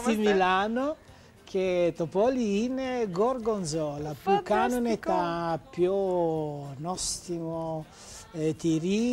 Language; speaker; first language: Greek; non-native, learner; Italian